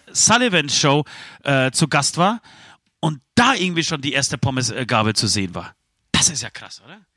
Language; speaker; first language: German; early bilingual, other home language; Polish